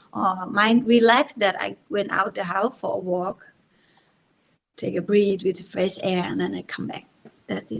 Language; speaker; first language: English; non-native, learner; Thai